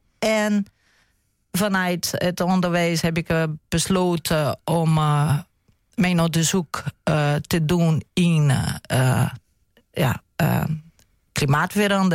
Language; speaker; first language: Dutch; non-native, fluent; Portuguese